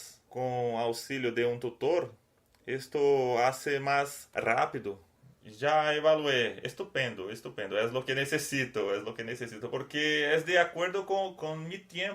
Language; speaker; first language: Spanish; non-native, learner; Portuguese